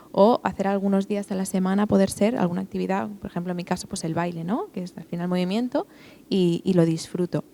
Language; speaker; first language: Spanish; non-native, local second language; Catalan